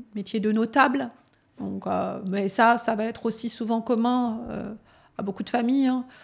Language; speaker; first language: French; native; French